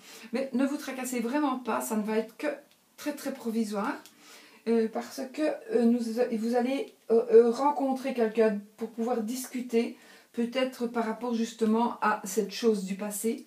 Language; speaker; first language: French; native; French